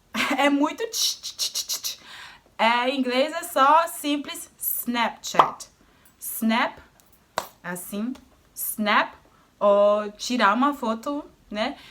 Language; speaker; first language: Portuguese; non-native, fluent; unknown